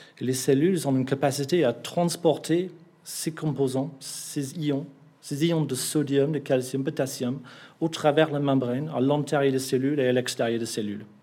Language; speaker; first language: French; non-native, fluent; English